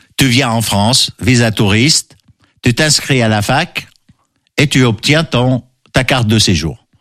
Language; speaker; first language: French; non-native, local second language; Arabic